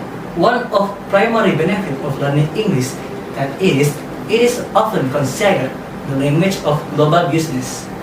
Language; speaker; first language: English; non-native, learner; Indonesian